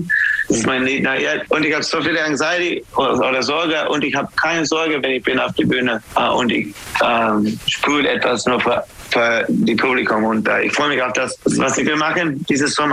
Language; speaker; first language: German; non-native, fluent; English